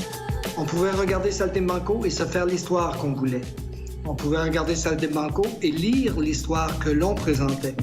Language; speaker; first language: French; native; French